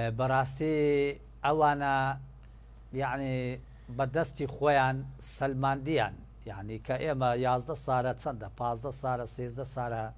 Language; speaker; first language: Central Kurdish; non-native, local second language; Turkish